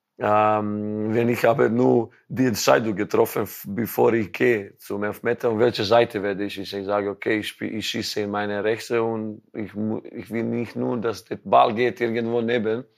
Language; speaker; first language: German; non-native, learner; Croatian